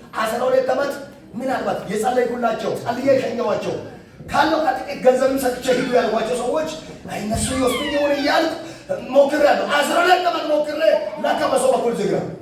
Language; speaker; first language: Amharic; non-native, local second language; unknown